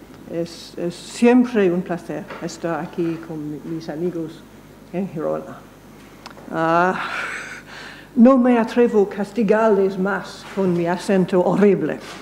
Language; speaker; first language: Spanish; non-native, learner; English